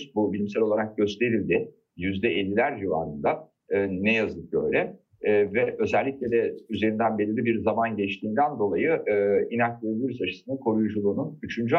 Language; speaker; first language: Turkish; native; Turkish